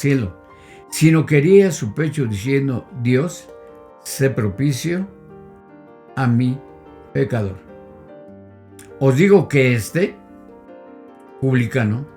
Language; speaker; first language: Spanish; native; Spanish